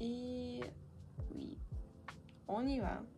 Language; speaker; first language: French; non-native, learner; Russian